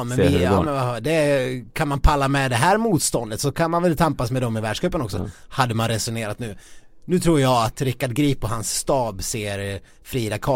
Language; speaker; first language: Swedish; native; Swedish